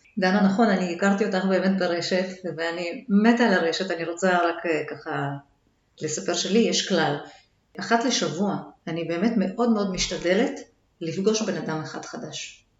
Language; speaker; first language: Hebrew; native; Hebrew